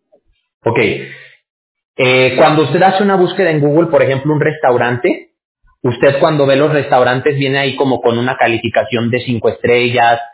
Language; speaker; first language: Spanish; native; Spanish